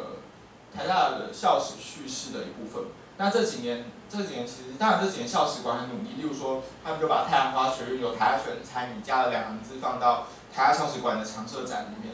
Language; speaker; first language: Chinese; native; Chinese